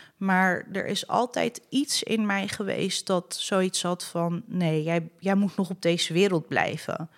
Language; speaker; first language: Dutch; early bilingual, other home language; Arabic